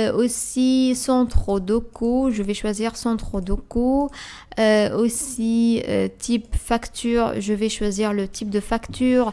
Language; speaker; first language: French; non-native, fluent; Arabic